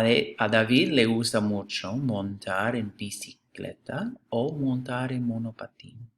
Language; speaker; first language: Spanish; non-native, fluent; English